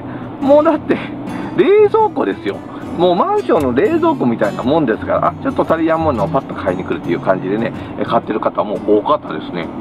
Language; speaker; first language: Japanese; native; Japanese